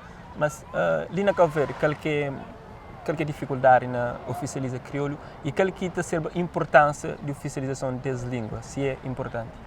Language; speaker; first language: Portuguese; non-native, local second language; Kabuverdianu